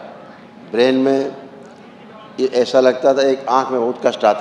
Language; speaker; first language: Hindi; native; Hindi